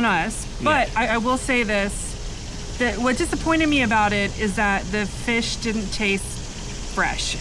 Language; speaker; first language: English; native; English